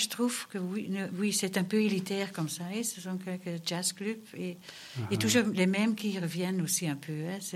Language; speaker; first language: French; non-native, local second language; Dutch